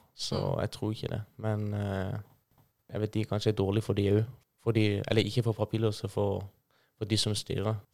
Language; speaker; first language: Norwegian; non-native, fluent; Persian